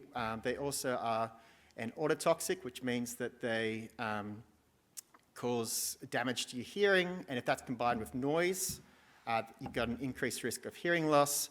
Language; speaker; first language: English; native; English